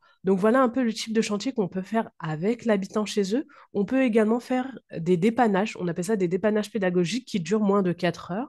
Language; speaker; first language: French; native; French